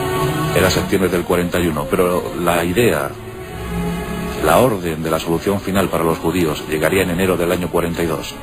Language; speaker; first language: Spanish; native; Spanish